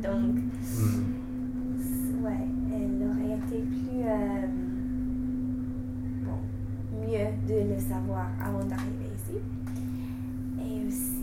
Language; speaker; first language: French; non-native, fluent; English